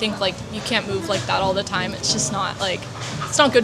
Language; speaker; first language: English; native; English